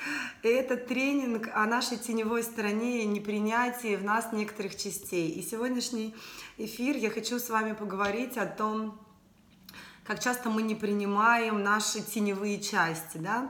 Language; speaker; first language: Russian; native; Russian